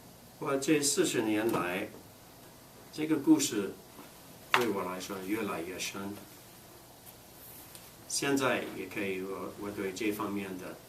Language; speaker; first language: Chinese; non-native, fluent; English